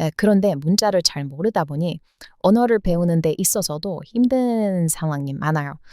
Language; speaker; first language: Korean; non-native, fluent; English